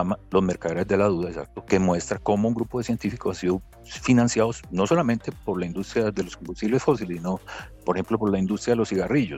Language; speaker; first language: Spanish; native; Spanish